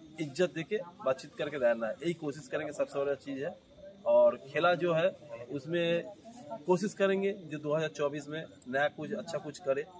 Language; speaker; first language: Hindi; non-native, local second language; Bangla